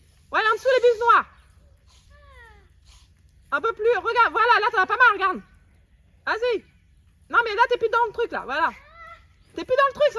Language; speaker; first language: French; native; French